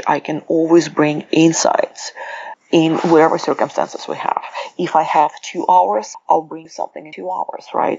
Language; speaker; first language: English; non-native, fluent; Russian